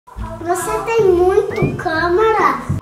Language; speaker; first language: Portuguese; early bilingual, heritage; Portuguese